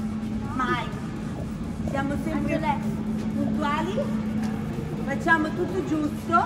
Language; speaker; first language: Italian; native; Italian